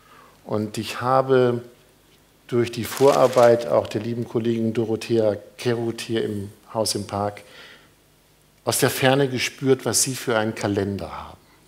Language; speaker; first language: German; native; German